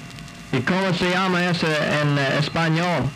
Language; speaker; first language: Spanish; non-native, fluent; English